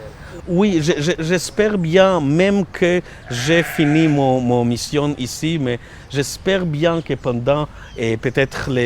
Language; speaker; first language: French; non-native, learner; Hebrew